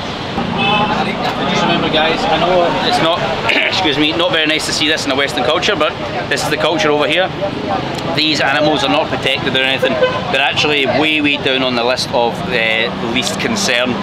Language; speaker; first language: English; native; English